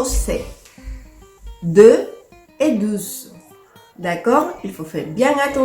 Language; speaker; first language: French; non-native, fluent; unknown